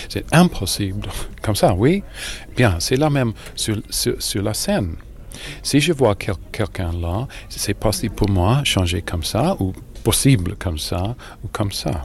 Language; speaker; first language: French; non-native, fluent; English